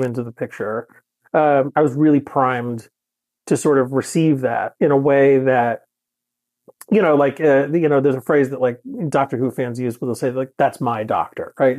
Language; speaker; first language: English; native; English